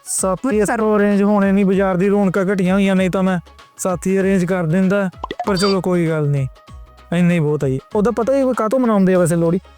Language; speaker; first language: Punjabi; native; Punjabi